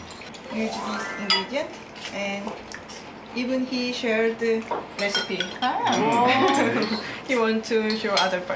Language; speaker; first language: English; non-native, learner; Korean